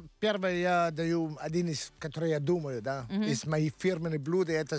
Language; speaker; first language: Russian; non-native, learner; Italian